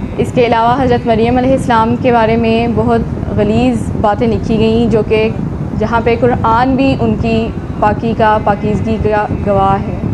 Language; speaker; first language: Urdu; native; Urdu